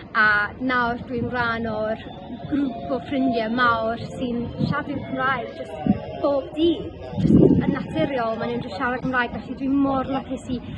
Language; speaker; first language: Welsh; non-native, local second language; English